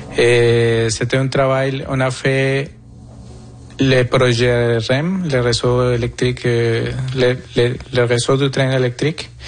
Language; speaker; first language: French; non-native, fluent; Spanish